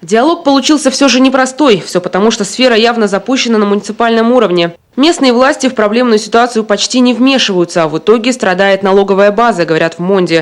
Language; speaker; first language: Russian; native; Russian